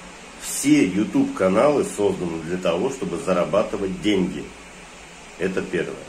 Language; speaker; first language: Russian; native; Russian